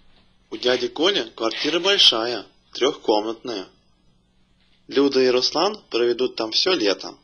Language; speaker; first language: Russian; native; Russian